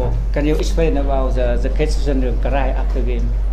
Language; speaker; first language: English; non-native, learner; Vietnamese